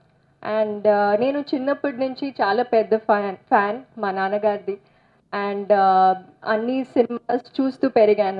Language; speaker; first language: Telugu; non-native, learner; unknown